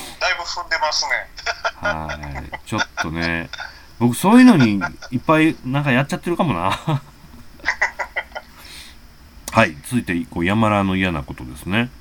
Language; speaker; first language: Japanese; native; Japanese